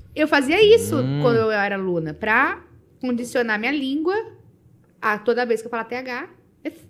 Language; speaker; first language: Portuguese; native; Portuguese